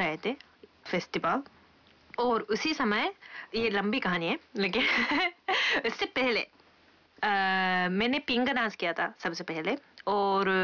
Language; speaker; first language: Hindi; non-native, fluent; Japanese